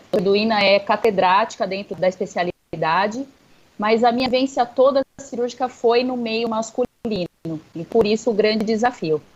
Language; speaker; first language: Portuguese; native; Portuguese